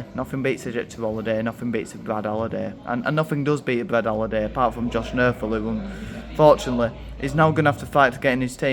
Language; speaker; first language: English; native; English